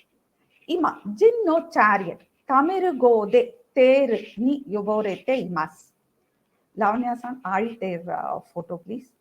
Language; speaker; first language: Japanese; non-native, learner; Tamil